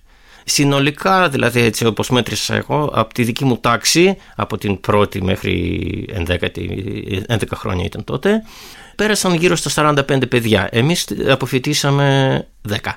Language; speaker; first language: Greek; non-native, fluent; Russian